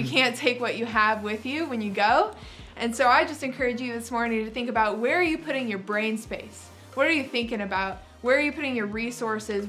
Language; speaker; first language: English; native; English